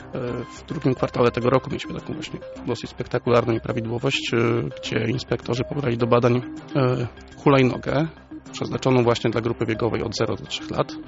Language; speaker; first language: Polish; native; Polish